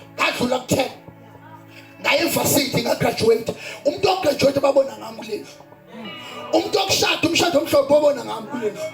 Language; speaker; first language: Zulu; non-native, local second language; Xhosa